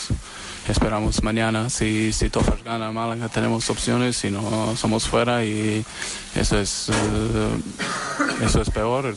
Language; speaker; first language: Spanish; non-native, learner; Slovenian